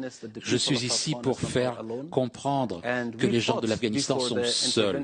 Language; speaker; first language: French; non-native, fluent; Persian